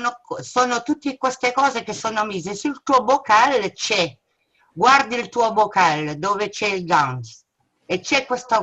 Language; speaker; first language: Italian; non-native, learner; French